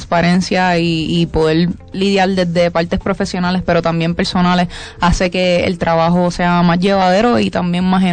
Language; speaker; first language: Spanish; native; Spanish